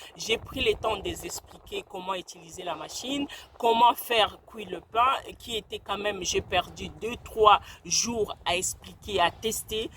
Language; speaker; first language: French; non-native, local second language; Lingala